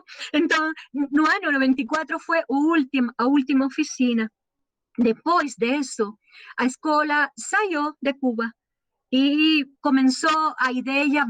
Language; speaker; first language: Portuguese; non-native, learner; Spanish